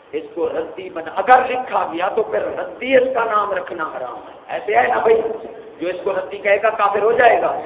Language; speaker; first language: Urdu; non-native, local second language; Punjabi